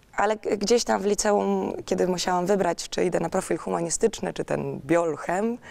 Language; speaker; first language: Polish; native; Polish